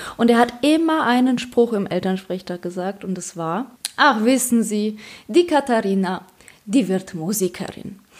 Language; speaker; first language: German; early bilingual, other home language; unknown